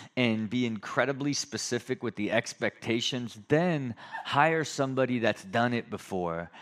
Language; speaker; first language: English; native; English